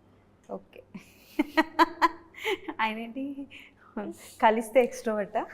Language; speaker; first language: Telugu; native; Telugu